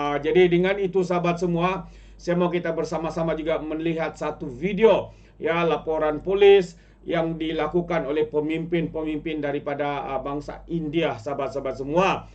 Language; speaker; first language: Malay; non-native, local second language; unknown